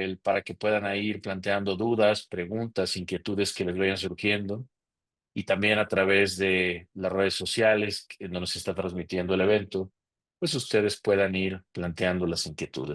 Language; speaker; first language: Spanish; native; Spanish